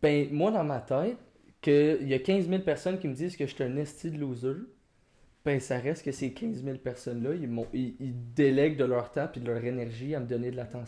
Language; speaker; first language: French; native; French